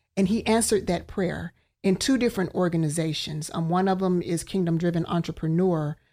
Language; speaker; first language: English; native; English